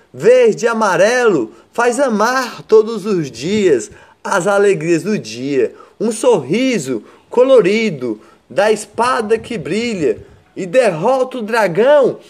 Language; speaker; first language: Portuguese; native; Portuguese